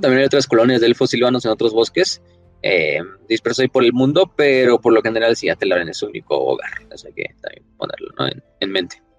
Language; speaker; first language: Spanish; native; Spanish